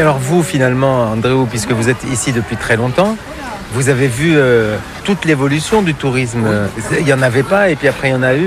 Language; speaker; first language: French; native; French